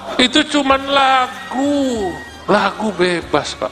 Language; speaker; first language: Indonesian; native; Indonesian